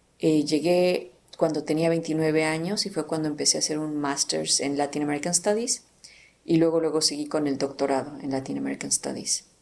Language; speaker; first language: Spanish; native; Spanish